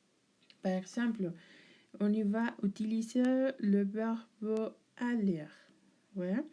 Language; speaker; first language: French; non-native, learner; Spanish